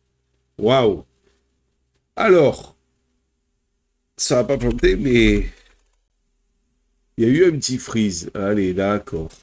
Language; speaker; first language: French; native; French